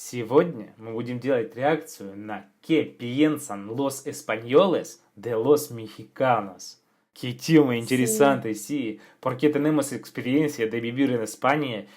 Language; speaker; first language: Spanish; non-native, fluent; Russian